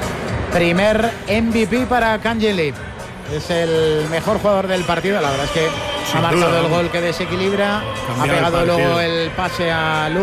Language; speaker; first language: Spanish; native; Spanish